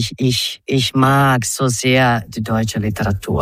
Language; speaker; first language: German; non-native, fluent; Croatian